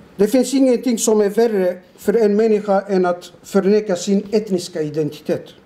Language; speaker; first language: Swedish; non-native, fluent; Turoyo